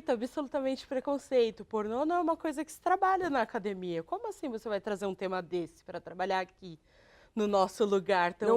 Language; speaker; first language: Portuguese; native; Portuguese